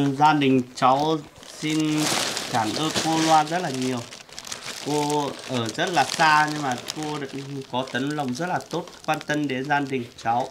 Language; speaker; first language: Vietnamese; non-native, local second language; Hmong